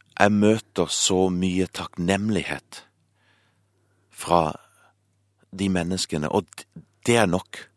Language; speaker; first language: Norwegian; non-native, fluent; English